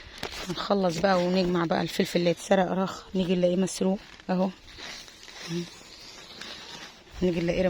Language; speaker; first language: Arabic; native; Arabic